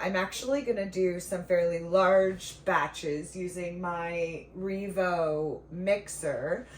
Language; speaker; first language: English; native; English